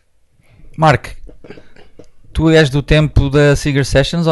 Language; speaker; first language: Portuguese; native; Portuguese